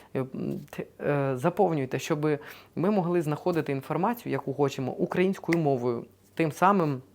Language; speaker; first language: Ukrainian; non-native, local second language; Russian